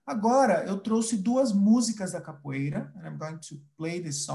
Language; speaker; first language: Portuguese; early bilingual, other home language; Spanish